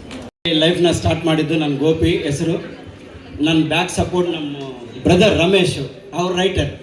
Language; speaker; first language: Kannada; non-native, learner; Telugu